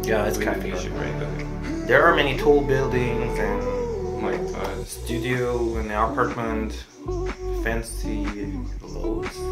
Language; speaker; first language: English; non-native, fluent; Korean